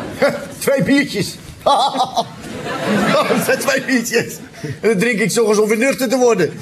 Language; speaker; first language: Dutch; native; Dutch